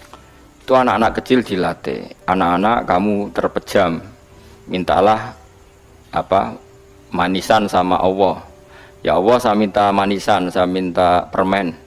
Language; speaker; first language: Indonesian; non-native, local second language; Javanese